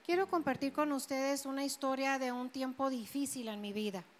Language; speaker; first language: Spanish; native; Spanish